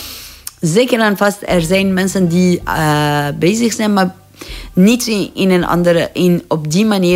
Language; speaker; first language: Dutch; non-native, learner; Persian